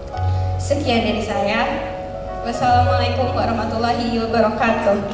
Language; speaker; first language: Indonesian; native; Indonesian